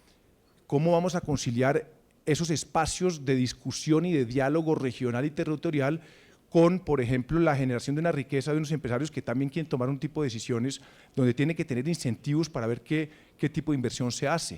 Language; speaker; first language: Spanish; native; Spanish